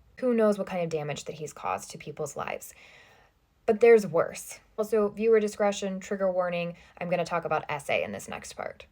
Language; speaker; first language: English; native; English